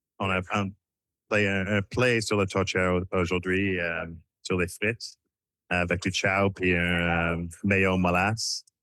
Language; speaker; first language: French; non-native, local second language; English